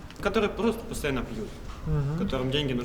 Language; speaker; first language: Russian; native; Russian